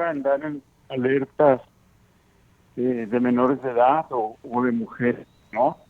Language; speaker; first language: Spanish; native; Spanish